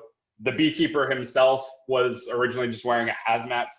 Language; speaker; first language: English; native; English